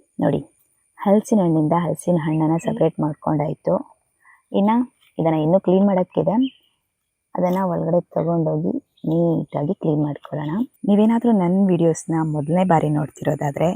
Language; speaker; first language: Kannada; non-native, local second language; Tulu